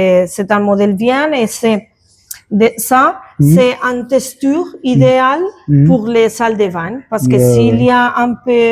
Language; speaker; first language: French; non-native, learner; Spanish